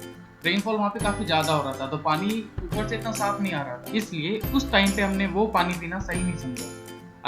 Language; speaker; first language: Hindi; native; Hindi